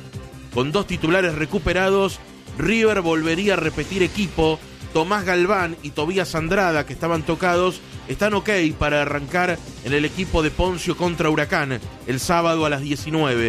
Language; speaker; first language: Spanish; native; Spanish